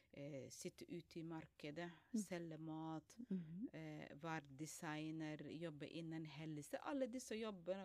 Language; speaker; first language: Norwegian; non-native, fluent; Somali